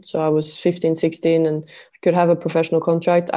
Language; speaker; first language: English; non-native, fluent; Norwegian